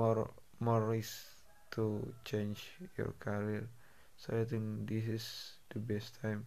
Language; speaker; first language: English; non-native, learner; Indonesian